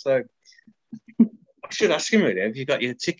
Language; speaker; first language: English; native; English